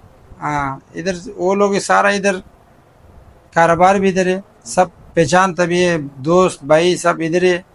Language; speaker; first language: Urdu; non-native, fluent; Pashto